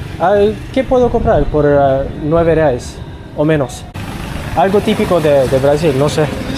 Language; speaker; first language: Spanish; non-native, learner; English